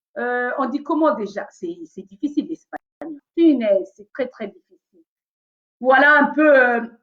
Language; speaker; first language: French; non-native, local second language; Lingala